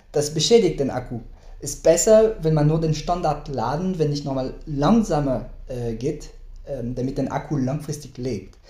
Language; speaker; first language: German; non-native, fluent; French